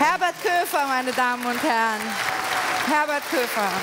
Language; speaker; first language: German; native; German